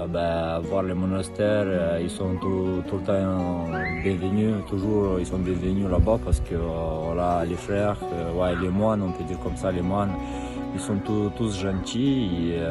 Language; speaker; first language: French; non-native, fluent; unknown